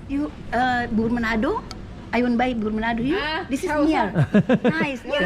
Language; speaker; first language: English; non-native, learner; Indonesian